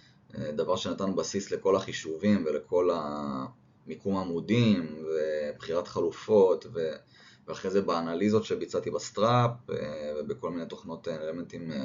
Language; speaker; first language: Hebrew; native; Hebrew